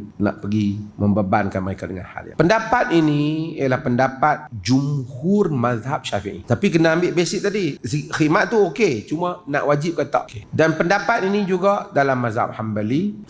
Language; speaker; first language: Malay; native; Malay